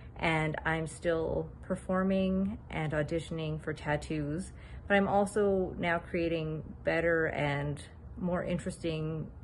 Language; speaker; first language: English; native; English